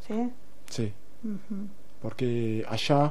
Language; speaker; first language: Spanish; non-native, learner; Wolof